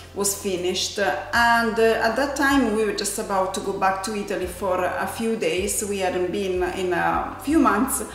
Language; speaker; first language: English; non-native, fluent; Italian